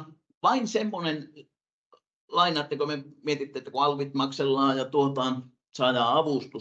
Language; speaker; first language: Finnish; native; Finnish